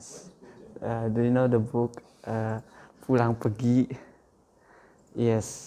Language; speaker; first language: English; non-native, learner; Indonesian